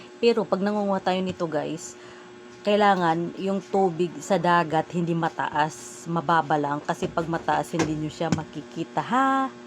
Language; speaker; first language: Filipino; native; Filipino